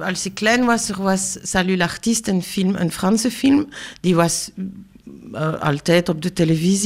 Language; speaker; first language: Dutch; non-native, local second language; French